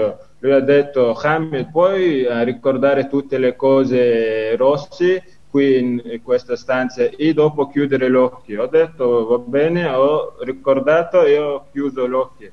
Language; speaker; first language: Italian; non-native, learner; Chechen